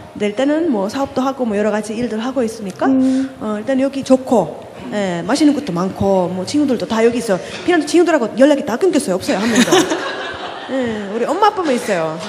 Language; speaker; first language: Korean; non-native, fluent; Finnish